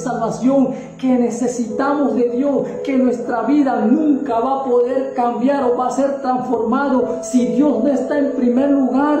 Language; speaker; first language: Spanish; native; Spanish